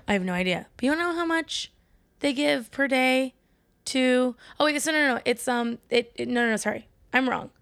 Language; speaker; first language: English; native; English